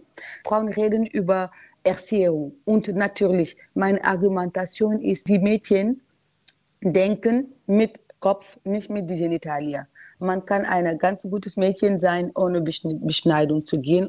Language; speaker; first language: German; non-native, learner; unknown